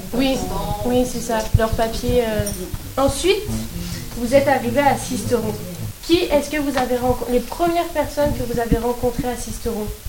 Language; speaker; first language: French; native; French